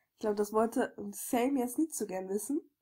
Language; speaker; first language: German; native; German